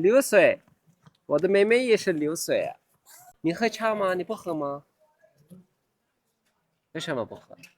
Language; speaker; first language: Chinese; non-native, learner; Turkish